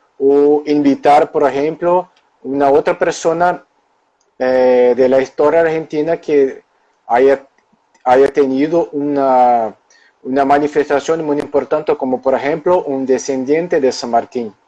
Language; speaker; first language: Spanish; non-native, local second language; Portuguese